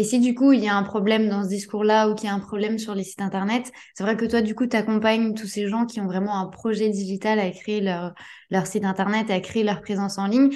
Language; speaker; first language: French; native; French